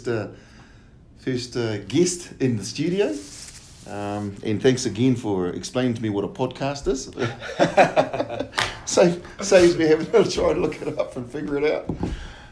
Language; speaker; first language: English; native; English